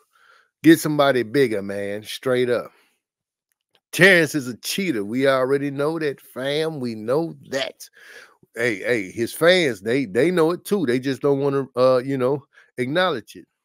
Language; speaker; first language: English; native; English